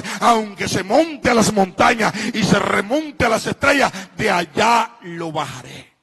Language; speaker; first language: Spanish; native; Spanish